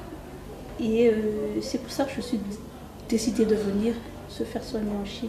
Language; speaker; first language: French; non-native, local second language; Malagasy